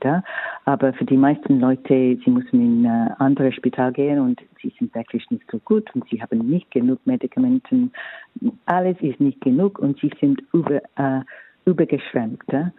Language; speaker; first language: German; non-native, fluent; English